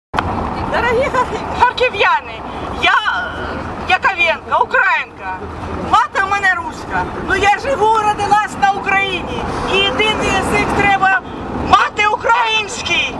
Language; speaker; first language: Ukrainian; non-native, local second language; Russian